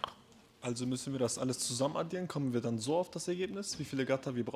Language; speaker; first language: German; native; German